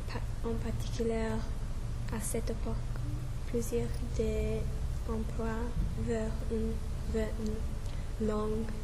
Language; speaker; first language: French; non-native, learner; English